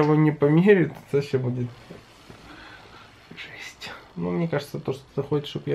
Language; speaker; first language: Russian; native; Russian